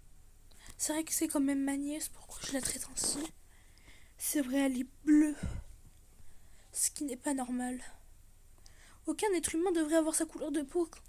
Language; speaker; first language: French; native; French